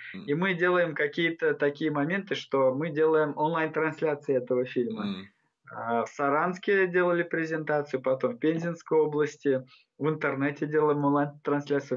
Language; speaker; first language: Russian; non-native, local second language; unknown